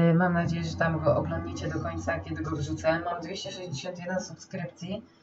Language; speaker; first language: Polish; native; Polish